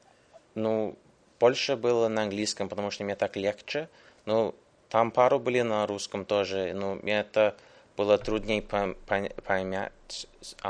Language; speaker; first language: Russian; early bilingual, heritage; English